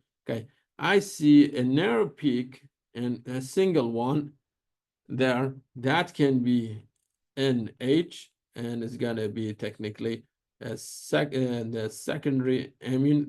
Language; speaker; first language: English; non-native, fluent; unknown